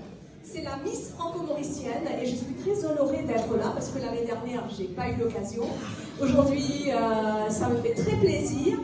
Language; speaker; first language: French; non-native, local second language; Morisyen